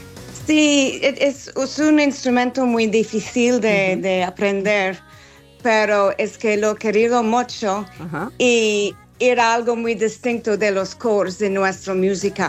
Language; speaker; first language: Spanish; non-native, learner; English